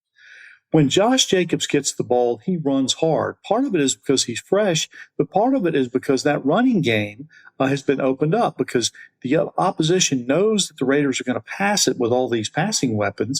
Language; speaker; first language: English; native; English